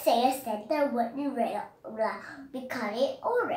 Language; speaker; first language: English; non-native, learner; Vietnamese